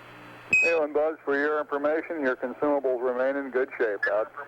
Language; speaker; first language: English; native; English